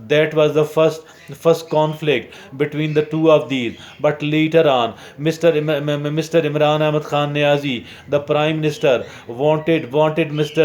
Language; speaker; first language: English; non-native, local second language; Urdu